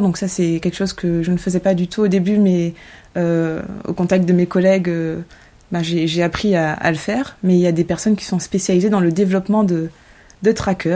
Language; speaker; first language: French; native; French